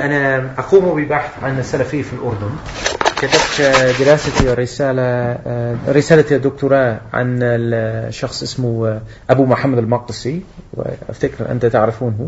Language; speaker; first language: Arabic; non-native, fluent; Dutch